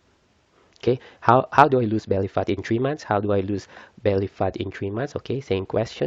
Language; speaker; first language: English; non-native, fluent; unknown